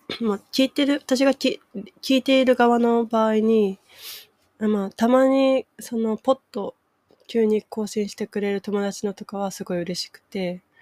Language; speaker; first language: Japanese; native; Japanese